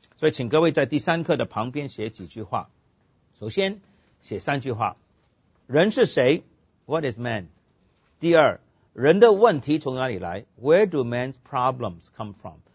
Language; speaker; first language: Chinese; non-native, local second language; Cantonese